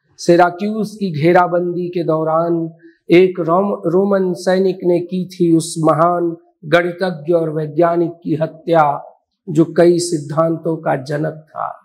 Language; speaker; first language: Hindi; non-native, local second language; Maithili